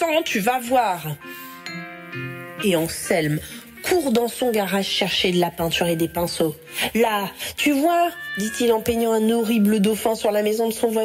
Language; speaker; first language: French; native; French